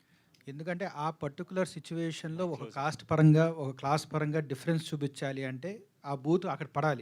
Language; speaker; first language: Telugu; native; Telugu